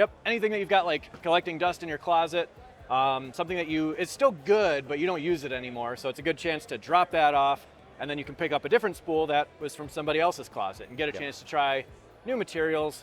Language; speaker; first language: English; native; English